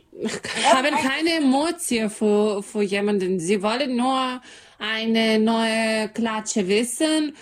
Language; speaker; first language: German; non-native, learner; Serbian